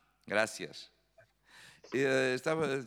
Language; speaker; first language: Spanish; non-native, learner; Portuguese